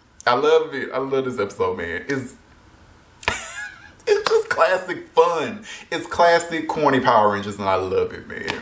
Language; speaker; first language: English; native; English